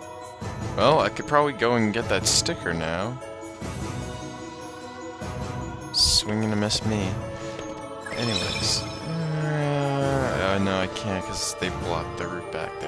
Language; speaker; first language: English; native; English